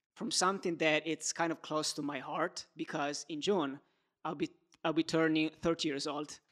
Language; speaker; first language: English; non-native, fluent; Italian